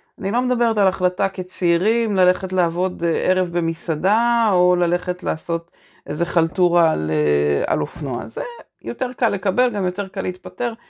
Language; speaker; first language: Hebrew; native; Hebrew